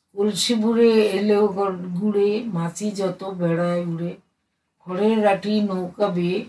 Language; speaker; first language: Bangla; native; Bangla